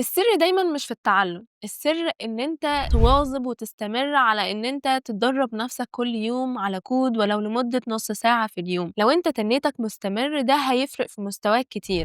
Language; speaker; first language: Arabic; native; Arabic